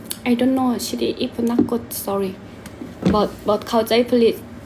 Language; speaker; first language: English; non-native, learner; Korean